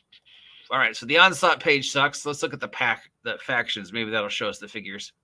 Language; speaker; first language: English; native; English